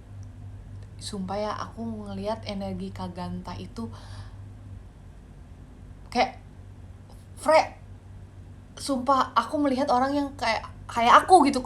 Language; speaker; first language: Indonesian; native; Indonesian